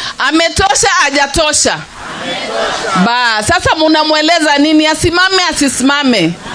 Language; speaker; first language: Swahili; native; Swahili